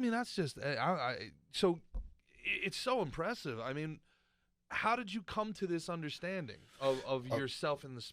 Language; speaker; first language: English; native; English